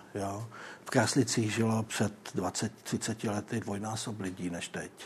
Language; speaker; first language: Czech; native; Czech